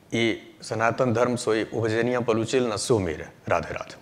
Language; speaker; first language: Russian; non-native, learner; Hindi